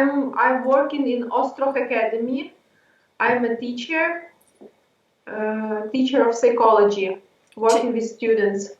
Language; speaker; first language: English; non-native, learner; Ukrainian